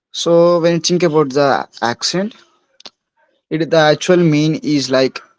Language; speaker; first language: English; non-native, local second language; Hindi